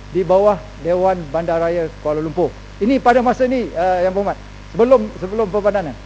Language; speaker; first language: Malay; native; Malay